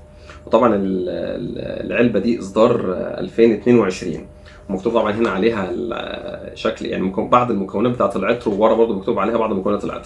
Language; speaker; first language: Arabic; native; Arabic